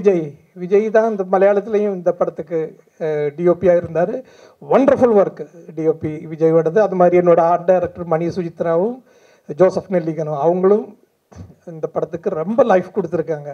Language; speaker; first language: Tamil; non-native, fluent; Malayalam